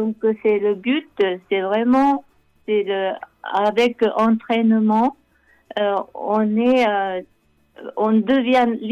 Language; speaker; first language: French; non-native, learner; Japanese